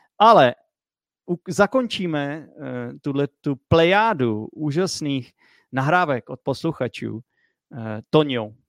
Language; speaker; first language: Czech; native; Czech